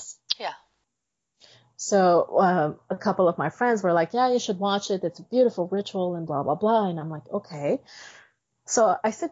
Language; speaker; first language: English; native; English